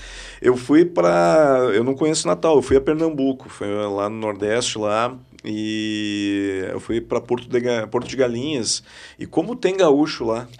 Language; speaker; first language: Portuguese; native; Portuguese